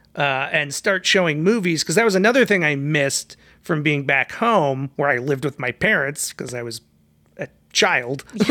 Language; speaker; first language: English; native; English